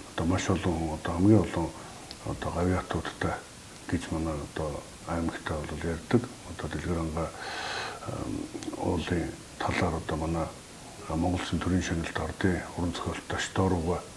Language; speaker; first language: Mongolian; native; Mongolian